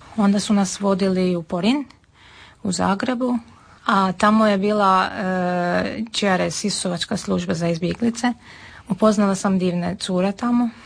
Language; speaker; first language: Serbian; non-native, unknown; Armenian